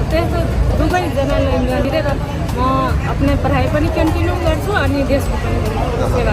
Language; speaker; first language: Nepali; non-native, local second language; Maithili